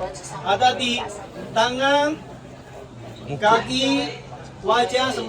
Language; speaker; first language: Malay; non-native, fluent; Chinese